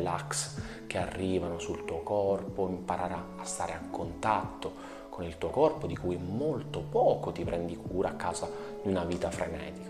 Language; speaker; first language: Italian; native; Italian